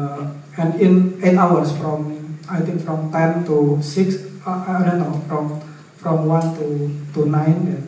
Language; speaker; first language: English; non-native, fluent; Indonesian